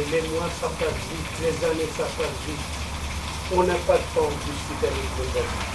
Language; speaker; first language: French; non-native, local second language; Arabic